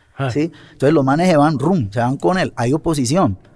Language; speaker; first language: Spanish; native; Spanish